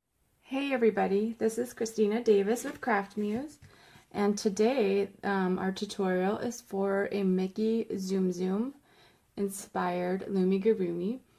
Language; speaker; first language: English; native; English